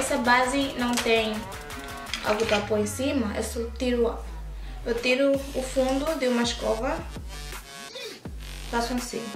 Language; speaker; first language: Portuguese; early bilingual, heritage; English